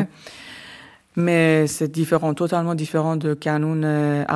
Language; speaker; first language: French; non-native, learner; Persian